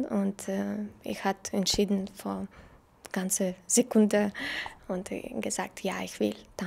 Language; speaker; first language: German; non-native, learner; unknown